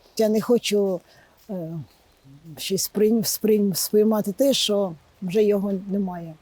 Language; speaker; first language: Ukrainian; non-native, local second language; Russian